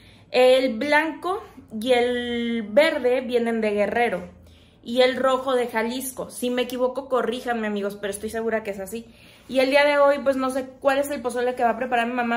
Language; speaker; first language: Spanish; native; Spanish